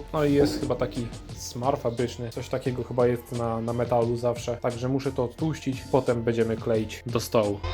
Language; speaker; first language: Polish; native; Polish